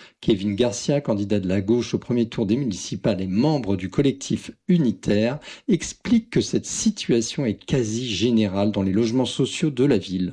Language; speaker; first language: French; native; French